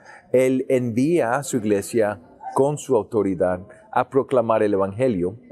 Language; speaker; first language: Spanish; early bilingual, heritage; English